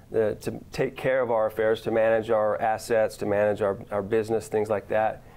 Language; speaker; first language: English; native; English